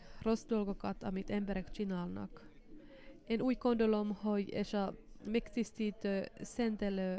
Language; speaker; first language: Hungarian; non-native, fluent; Finnish